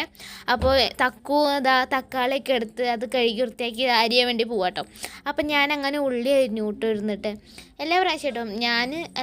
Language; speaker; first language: Malayalam; native; Malayalam